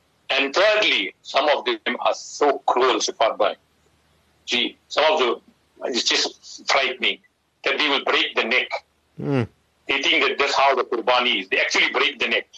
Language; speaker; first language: English; native; English